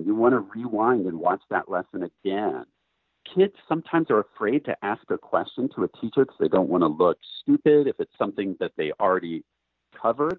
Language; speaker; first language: English; native; English